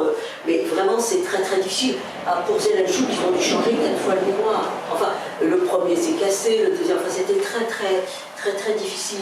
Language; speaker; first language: French; native; French